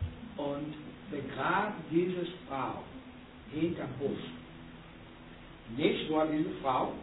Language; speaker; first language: German; non-native, learner; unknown